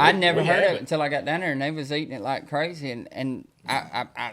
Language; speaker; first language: English; native; English